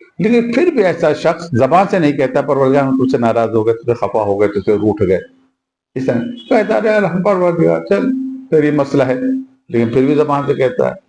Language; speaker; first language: Urdu; native; Urdu